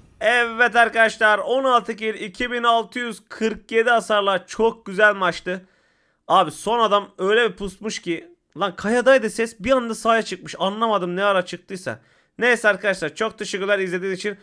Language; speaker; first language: Turkish; native; Turkish